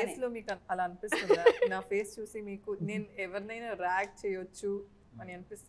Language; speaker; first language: Telugu; non-native, fluent; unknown